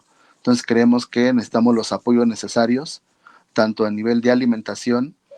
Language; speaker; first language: Spanish; native; Spanish